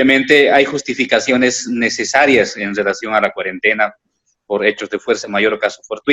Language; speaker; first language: Spanish; native; Spanish